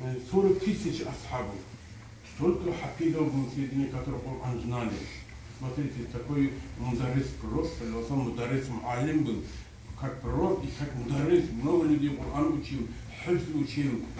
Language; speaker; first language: Russian; non-native, local second language; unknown